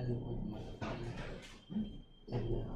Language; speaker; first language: English; non-native, learner; Vietnamese